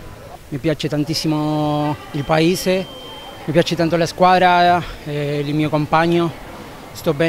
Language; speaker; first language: Italian; non-native, fluent; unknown